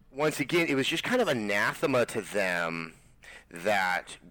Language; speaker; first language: English; native; English